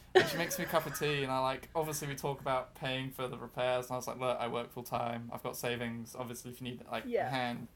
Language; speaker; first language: English; native; English